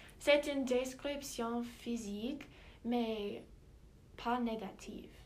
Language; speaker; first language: French; non-native, learner; English